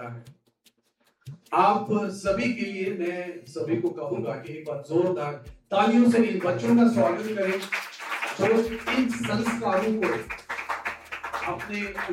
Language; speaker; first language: Hindi; native; Hindi